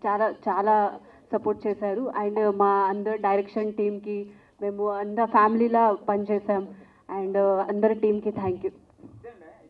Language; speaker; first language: Telugu; non-native, learner; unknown